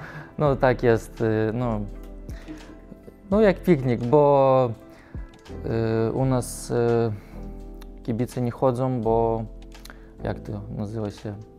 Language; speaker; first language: Polish; non-native, learner; Russian